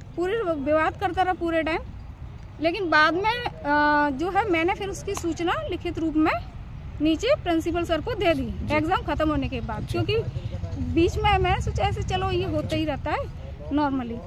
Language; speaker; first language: Hindi; native; Hindi